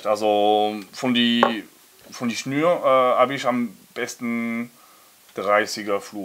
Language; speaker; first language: German; non-native, learner; French